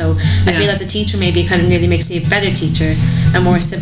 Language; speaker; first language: English; native; English